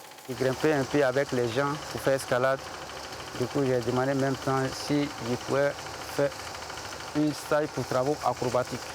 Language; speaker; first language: French; non-native, learner; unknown